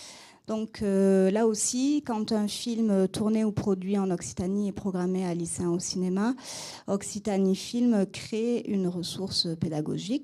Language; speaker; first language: French; native; French